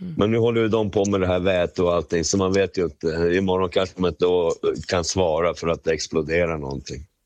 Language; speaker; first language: Swedish; native; Swedish